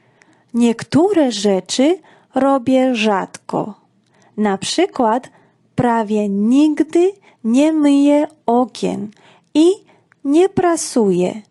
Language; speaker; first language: Polish; non-native, fluent; Georgian